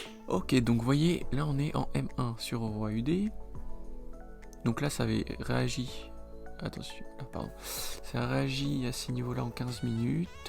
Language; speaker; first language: French; native; French